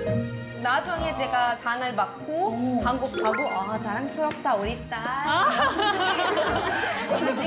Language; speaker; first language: Korean; non-native, fluent; Arabic